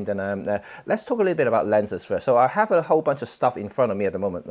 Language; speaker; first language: English; non-native, local second language; Cantonese